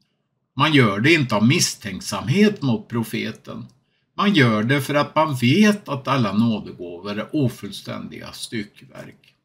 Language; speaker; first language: Swedish; native; Swedish